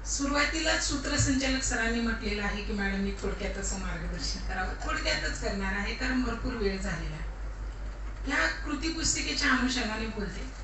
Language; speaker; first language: Marathi; non-native, local second language; Lambadi